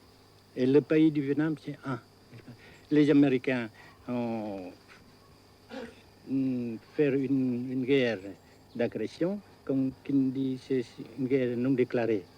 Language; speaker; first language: French; non-native, fluent; Vietnamese